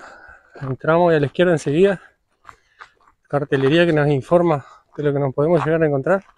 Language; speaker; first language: Spanish; native; Spanish